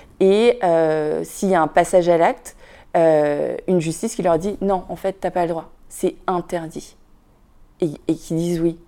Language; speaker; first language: French; early bilingual, other home language; Vietnamese